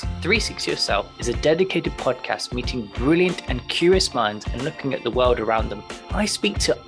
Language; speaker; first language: English; native; English